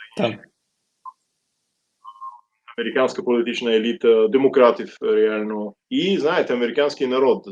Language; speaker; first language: Ukrainian; non-native, fluent; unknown